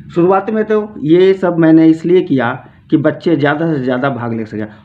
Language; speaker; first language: Hindi; native; Hindi